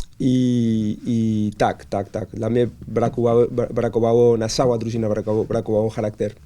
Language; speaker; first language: Polish; non-native, learner; Spanish